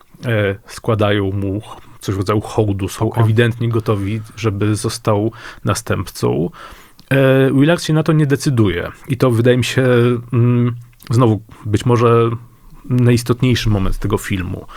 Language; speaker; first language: Polish; native; Polish